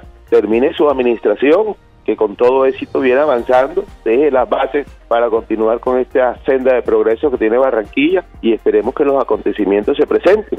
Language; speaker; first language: Spanish; native; Spanish